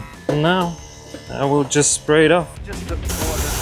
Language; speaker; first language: English; non-native, fluent; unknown